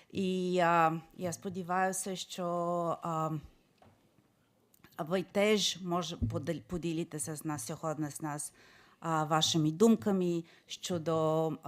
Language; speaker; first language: Ukrainian; non-native, fluent; English